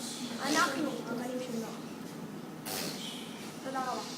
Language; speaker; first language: Hebrew; early bilingual, other home language; English